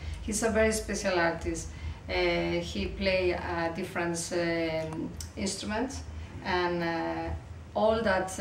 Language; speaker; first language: English; non-native, learner; Spanish